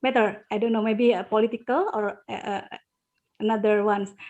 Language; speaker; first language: English; non-native, learner; Indonesian